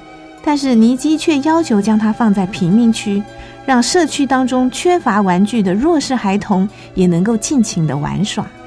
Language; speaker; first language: Chinese; native; Chinese